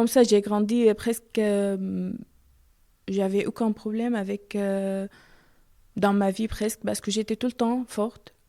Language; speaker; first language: French; non-native, learner; Arabic